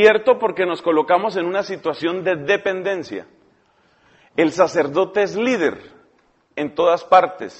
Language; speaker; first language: Spanish; native; Spanish